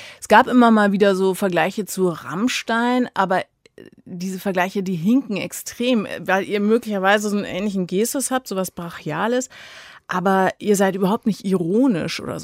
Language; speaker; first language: German; native; German